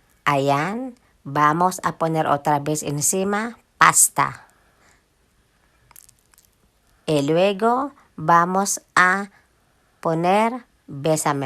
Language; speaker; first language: Spanish; non-native, learner; Filipino